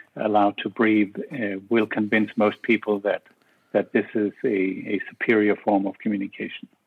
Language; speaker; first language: English; non-native, fluent; Danish